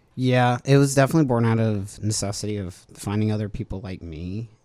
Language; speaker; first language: English; native; English